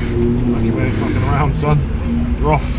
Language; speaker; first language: English; native; English